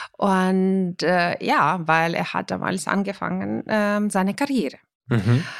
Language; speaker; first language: German; non-native, fluent; Ukrainian